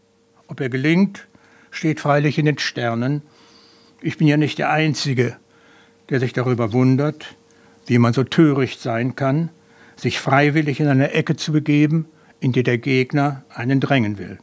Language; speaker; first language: German; native; German